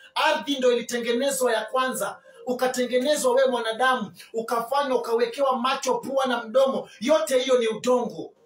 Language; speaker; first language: Swahili; native; Swahili